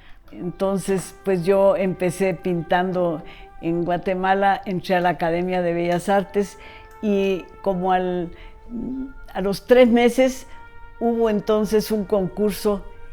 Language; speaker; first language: Spanish; native; Spanish